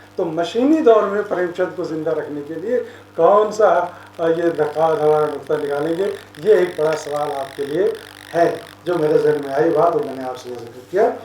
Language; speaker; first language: Urdu; native; Urdu